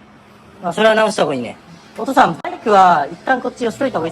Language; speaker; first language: Japanese; native; Japanese